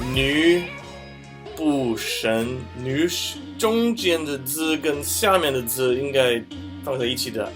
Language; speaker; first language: Chinese; non-native, fluent; English